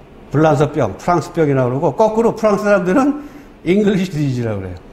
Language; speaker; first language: Korean; native; Korean